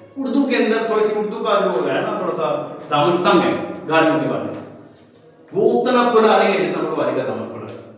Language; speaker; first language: Urdu; non-native, local second language; Pahari-Potwari